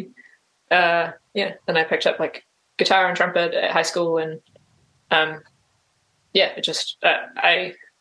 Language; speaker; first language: English; native; English